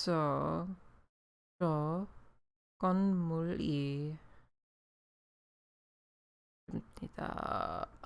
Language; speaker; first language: Korean; non-native, learner; English